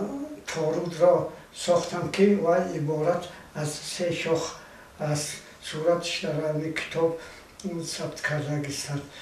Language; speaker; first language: Persian; non-native, local second language; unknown